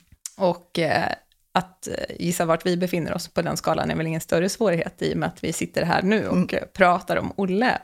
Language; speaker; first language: Swedish; native; Swedish